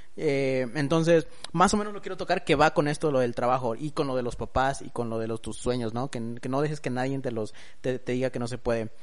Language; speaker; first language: Spanish; early bilingual, heritage; Spanish